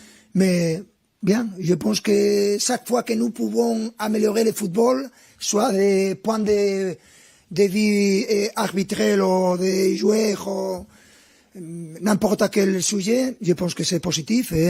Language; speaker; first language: French; non-native, fluent; Spanish